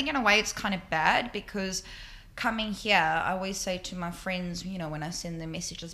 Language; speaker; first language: English; native; English